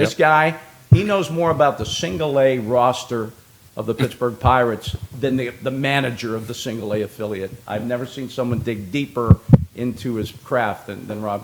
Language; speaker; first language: English; native; English